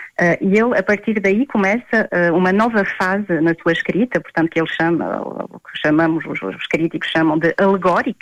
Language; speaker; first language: Portuguese; native; Portuguese